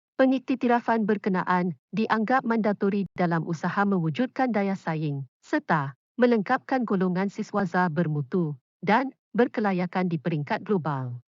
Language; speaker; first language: Malay; native; Malay